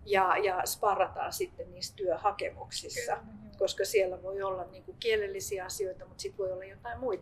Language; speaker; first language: Finnish; native; Finnish